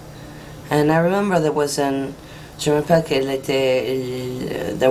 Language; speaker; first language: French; non-native, fluent; Italian